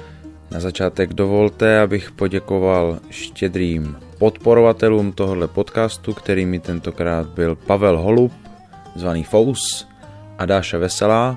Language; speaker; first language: Czech; native; Czech